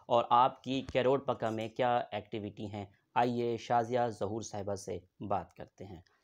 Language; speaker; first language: Urdu; non-native, local second language; Saraiki